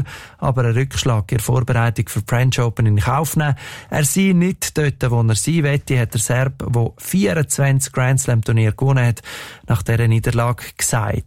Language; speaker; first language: German; native; German